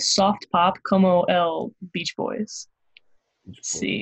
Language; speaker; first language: Spanish; non-native, learner; English